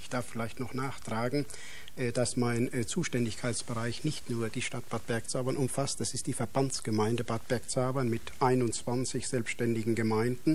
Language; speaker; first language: German; native; German